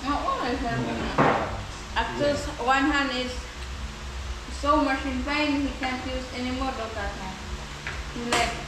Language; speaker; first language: English; non-native, local second language; Cebuano